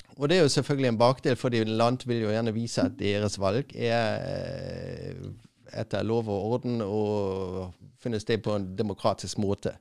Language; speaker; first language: Norwegian; non-native, fluent; German